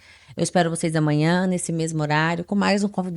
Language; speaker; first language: Portuguese; native; Portuguese